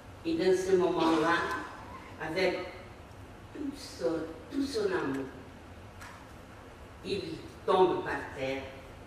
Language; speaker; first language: French; non-native, fluent; Portuguese